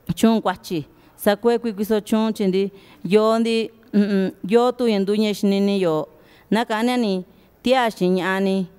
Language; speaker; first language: Spanish; non-native, local second language; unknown